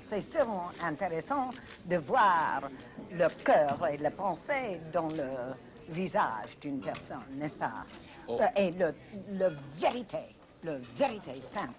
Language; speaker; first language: French; non-native, fluent; English